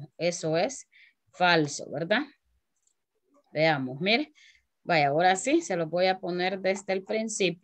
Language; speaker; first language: Spanish; native; Spanish